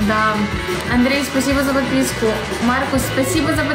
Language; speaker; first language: Russian; native; Russian